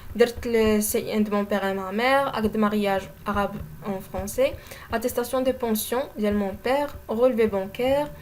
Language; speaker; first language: French; non-native, local second language; Arabic